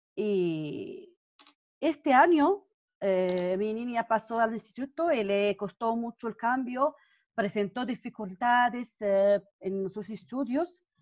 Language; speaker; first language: Spanish; non-native, fluent; Arabic